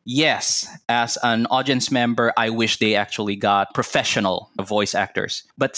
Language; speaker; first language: English; non-native, local second language; Cebuano